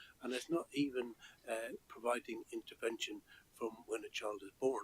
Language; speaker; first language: English; native; English